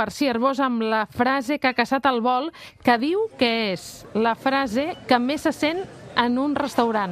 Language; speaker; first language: Catalan; native; Catalan